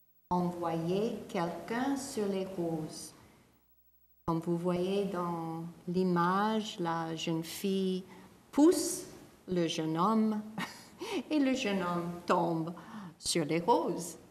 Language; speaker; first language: French; non-native, fluent; English